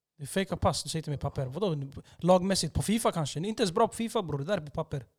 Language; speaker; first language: Swedish; early bilingual, other home language; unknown